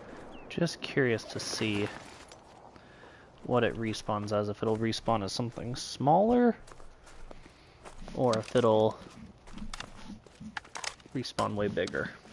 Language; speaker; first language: English; native; English